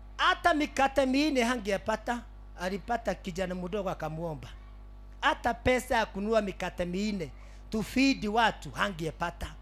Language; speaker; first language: Swahili; native; Swahili